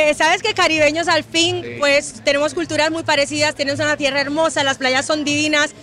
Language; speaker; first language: Spanish; non-native, fluent; Haitian Creole